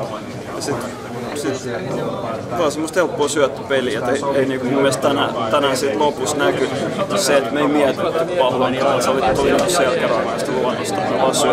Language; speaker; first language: Finnish; native; Finnish